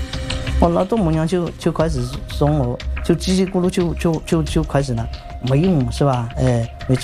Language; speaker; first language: Chinese; native; Chinese